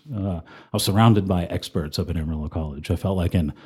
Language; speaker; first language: English; native; English